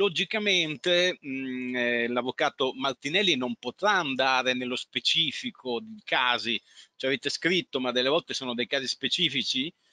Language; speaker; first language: Italian; native; Italian